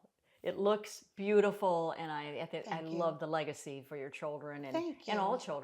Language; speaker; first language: English; native; English